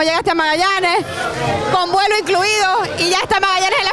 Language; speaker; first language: Spanish; native; Spanish